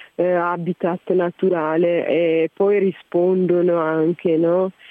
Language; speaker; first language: Italian; non-native, fluent; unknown